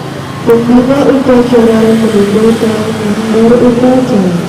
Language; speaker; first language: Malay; non-native, local second language; Javanese